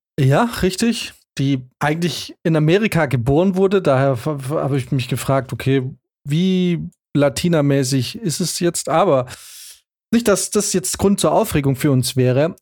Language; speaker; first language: German; early bilingual, other home language; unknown